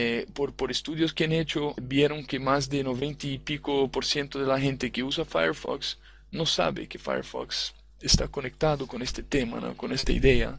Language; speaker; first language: Spanish; non-native, fluent; Portuguese